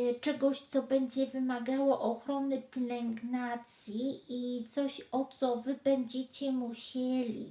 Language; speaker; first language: Polish; native; Polish